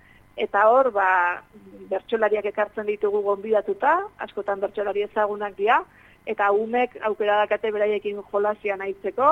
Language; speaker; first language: Basque; native; Basque